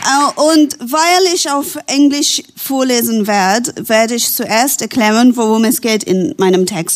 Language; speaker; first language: German; non-native, fluent; English